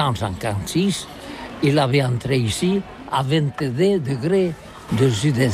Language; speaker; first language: French; non-native, learner; Catalan